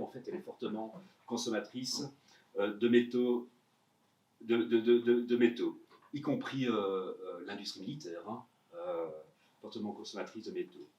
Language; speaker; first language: French; native; French